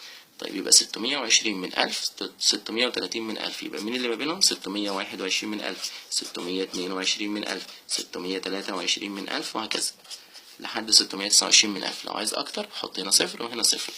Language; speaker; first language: Arabic; native; Arabic